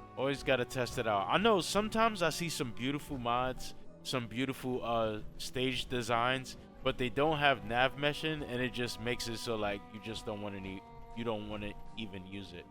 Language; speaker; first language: English; native; English